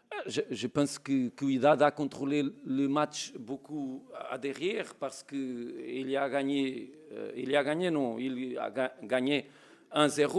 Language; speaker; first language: French; non-native, learner; Portuguese